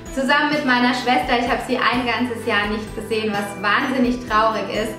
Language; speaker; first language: German; early bilingual, other home language; Italian